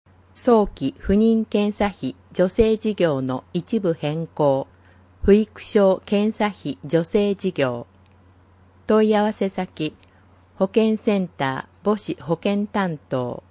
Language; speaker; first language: Japanese; native; Japanese